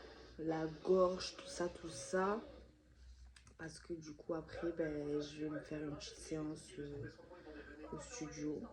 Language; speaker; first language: French; native; French